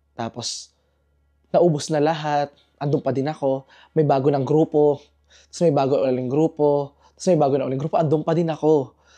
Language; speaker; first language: Filipino; native; Filipino